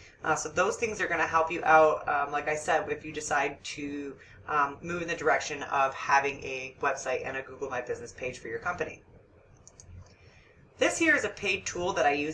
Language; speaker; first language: English; native; English